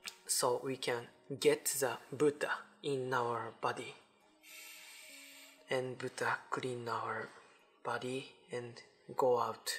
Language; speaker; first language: English; non-native, learner; Japanese